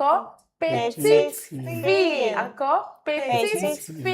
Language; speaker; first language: French; non-native, fluent; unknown